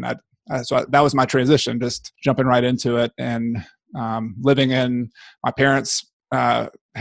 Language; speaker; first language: English; native; English